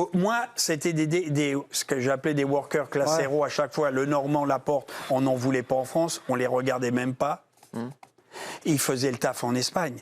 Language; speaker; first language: French; native; French